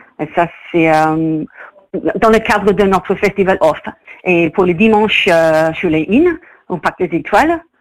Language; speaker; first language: French; non-native, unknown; English